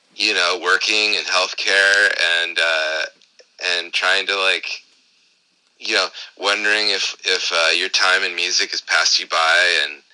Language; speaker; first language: English; native; English